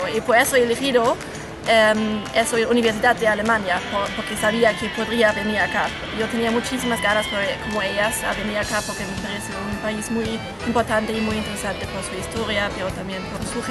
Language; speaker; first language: Spanish; non-native, learner; German